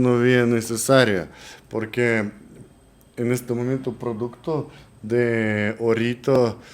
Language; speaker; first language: Spanish; non-native, learner; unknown